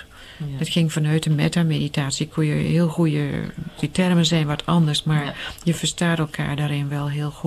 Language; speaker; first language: Dutch; native; Dutch